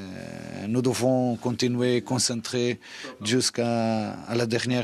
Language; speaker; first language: French; non-native, learner; Portuguese